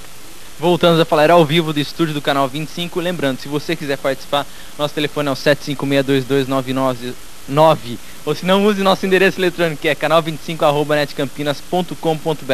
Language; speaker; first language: Portuguese; native; Portuguese